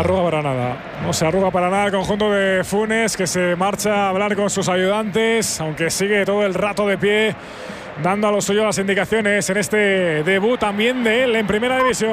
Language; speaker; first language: Spanish; native; Spanish